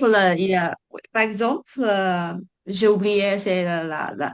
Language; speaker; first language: French; non-native, fluent; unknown